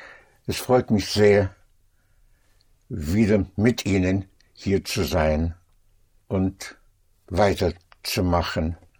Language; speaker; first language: German; non-native, fluent; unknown